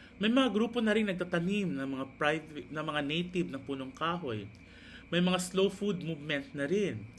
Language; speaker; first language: Filipino; non-native, local second language; Hiligaynon